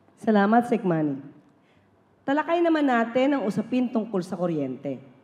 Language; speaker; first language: Filipino; native; Filipino